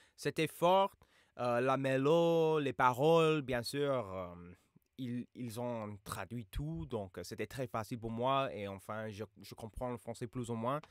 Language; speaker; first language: French; non-native, fluent; English